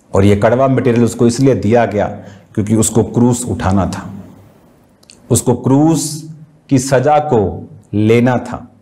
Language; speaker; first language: Hindi; native; Hindi